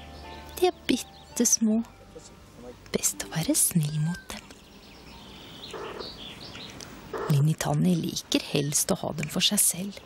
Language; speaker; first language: Norwegian; native; Norwegian